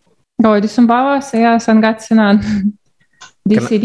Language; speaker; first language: Indonesian; non-native, learner; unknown